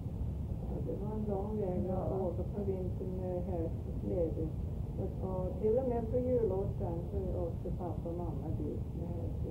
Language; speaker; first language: Swedish; early bilingual, heritage; Swedish